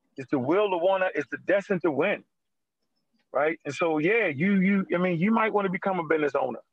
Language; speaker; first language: English; native; English